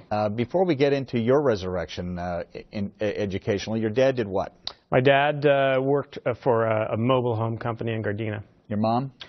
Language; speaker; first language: English; native; English